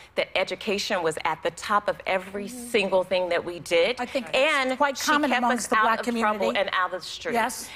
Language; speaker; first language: English; native; English